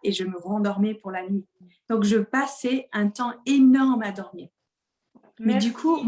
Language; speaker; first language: French; native; French